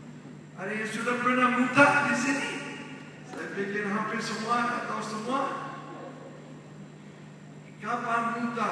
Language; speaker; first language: Indonesian; non-native, fluent; English